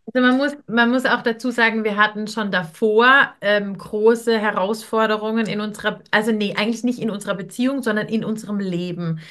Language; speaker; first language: German; native; German